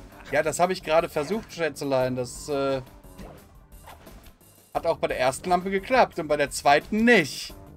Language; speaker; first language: German; native; German